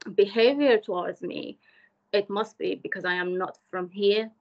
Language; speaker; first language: English; non-native, fluent; Persian